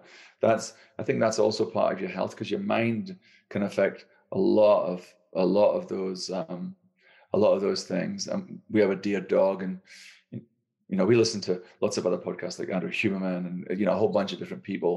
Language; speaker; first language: English; native; English